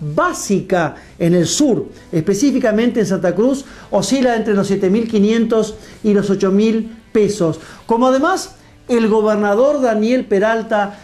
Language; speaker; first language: Spanish; native; Spanish